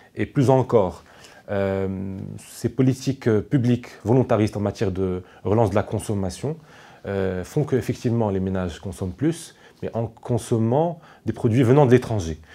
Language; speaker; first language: French; non-native, local second language; Arabic